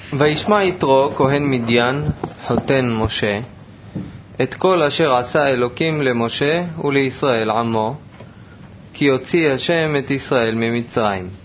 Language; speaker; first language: Hebrew; native; Hebrew